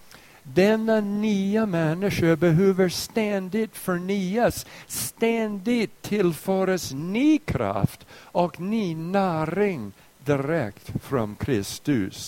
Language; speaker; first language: Swedish; non-native, fluent; English